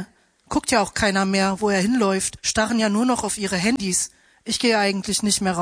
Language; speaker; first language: German; native; German